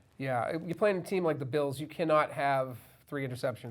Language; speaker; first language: English; native; English